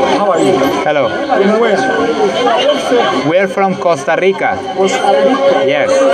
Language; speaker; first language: English; non-native, learner; Spanish